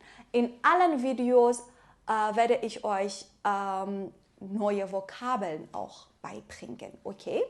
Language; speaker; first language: German; non-native, fluent; Persian